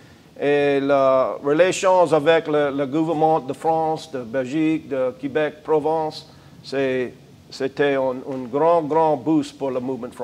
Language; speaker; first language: French; non-native, local second language; English